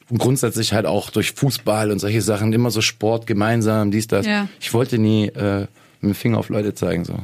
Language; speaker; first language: German; native; German